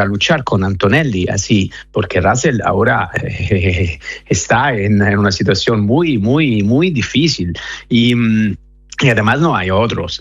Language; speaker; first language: Spanish; non-native, fluent; Italian